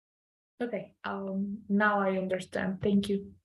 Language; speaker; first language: English; non-native, learner; Spanish